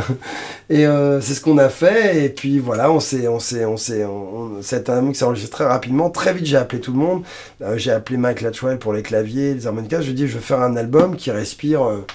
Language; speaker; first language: French; native; French